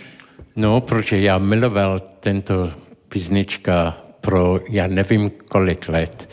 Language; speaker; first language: Czech; non-native, learner; English